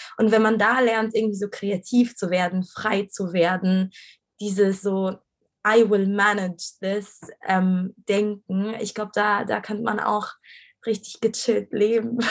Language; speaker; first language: German; non-native, fluent; Arabic